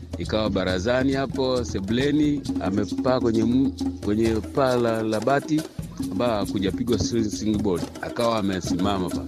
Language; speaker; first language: Swahili; native; Swahili